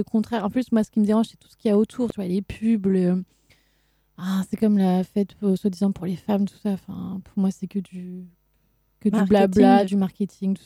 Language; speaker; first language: French; native; French